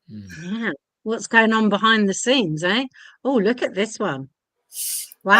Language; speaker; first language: English; native; English